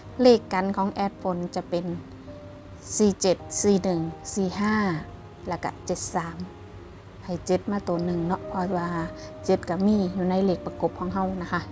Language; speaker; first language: Thai; non-native, local second language; Northeastern Thai